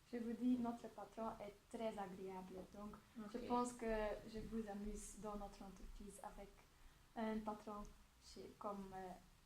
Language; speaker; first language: French; non-native, local second language; Dutch